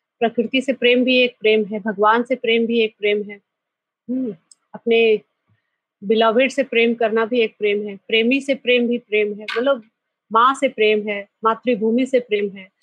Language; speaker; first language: Hindi; native; Hindi